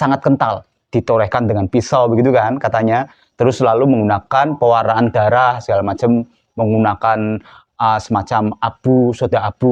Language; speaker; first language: Indonesian; native; Indonesian